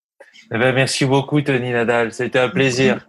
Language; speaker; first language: French; native; French